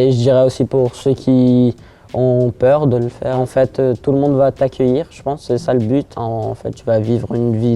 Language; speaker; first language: French; early bilingual, heritage; French